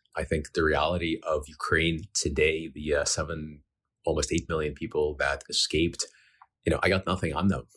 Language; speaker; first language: English; early bilingual, other home language; Ukrainian